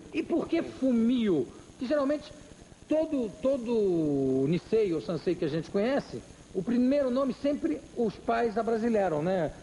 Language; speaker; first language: Portuguese; native; Portuguese